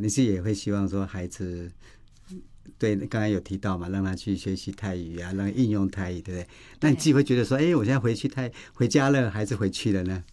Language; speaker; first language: Chinese; native; Chinese